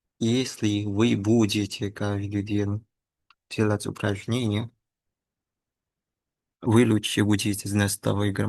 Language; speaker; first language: Russian; non-native, learner; Indonesian